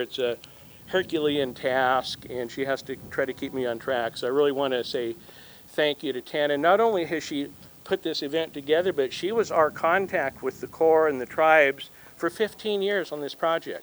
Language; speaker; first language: English; native; English